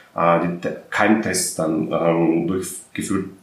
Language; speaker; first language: German; non-native, fluent; Russian